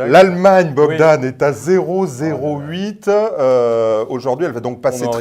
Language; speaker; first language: French; native; French